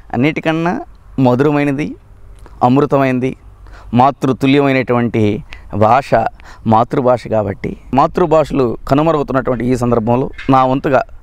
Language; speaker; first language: Telugu; native; Telugu